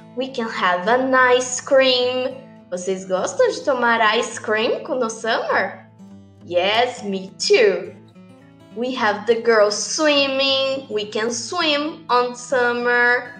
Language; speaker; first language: English; non-native, fluent; Portuguese